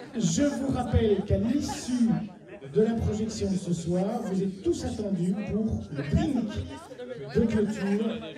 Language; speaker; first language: French; native; French